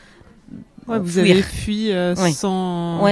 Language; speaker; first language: French; native; French